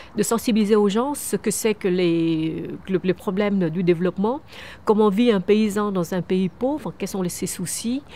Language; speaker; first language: French; early bilingual, other home language; Vietnamese